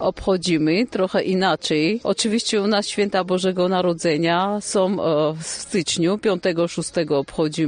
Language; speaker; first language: Polish; non-native, fluent; Armenian